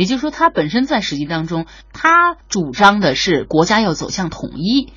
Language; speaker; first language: Chinese; native; Chinese